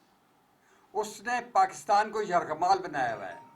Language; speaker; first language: Urdu; native; Urdu